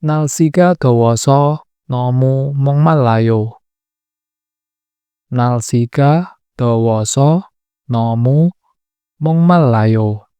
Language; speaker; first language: Korean; non-native, fluent; Indonesian